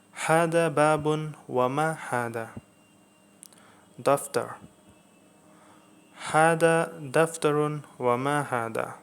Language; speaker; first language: Arabic; non-native, fluent; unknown